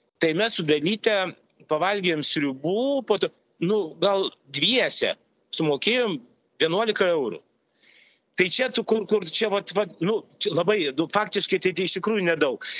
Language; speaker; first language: Lithuanian; non-native, local second language; Russian